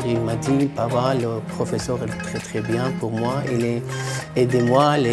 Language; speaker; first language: French; non-native, learner; Arabic